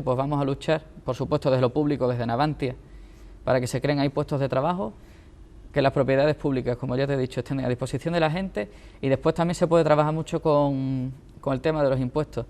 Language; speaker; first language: Spanish; native; Spanish